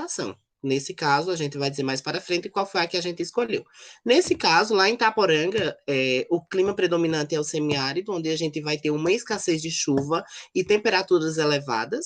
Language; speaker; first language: Portuguese; native; Portuguese